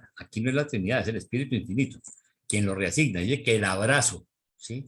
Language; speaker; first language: Spanish; native; Spanish